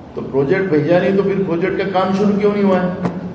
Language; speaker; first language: Hindi; non-native, local second language; Marathi